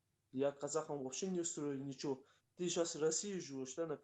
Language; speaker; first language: Russian; non-native, local second language; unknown